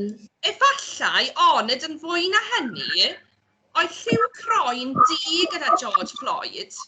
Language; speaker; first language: Welsh; native; Welsh